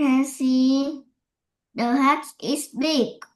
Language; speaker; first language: English; non-native, learner; Vietnamese